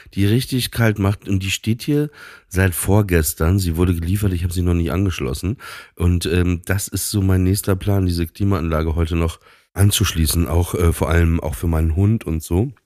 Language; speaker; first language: German; native; German